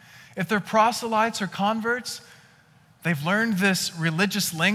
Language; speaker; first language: English; native; English